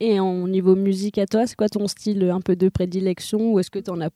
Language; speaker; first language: French; native; French